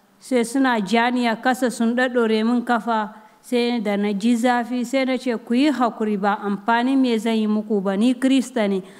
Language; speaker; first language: Hausa; non-native, local second language; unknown